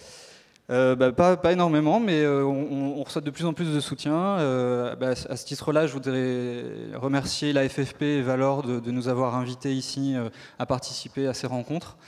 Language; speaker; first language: French; native; French